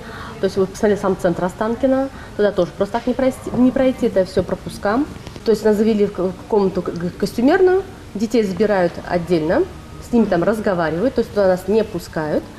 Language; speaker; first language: Russian; native; Russian